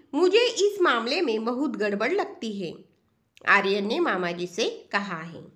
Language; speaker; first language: Hindi; non-native, local second language; Marathi